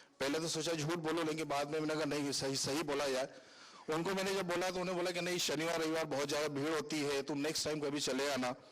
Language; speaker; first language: Hindi; native; Hindi